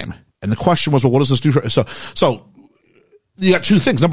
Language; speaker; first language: English; native; English